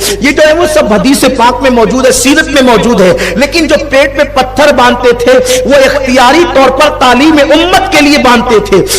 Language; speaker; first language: Urdu; native; Urdu